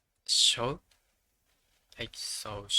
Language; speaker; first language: English; non-native, learner; Japanese